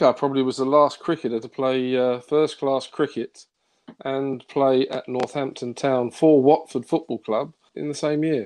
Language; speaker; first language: English; native; English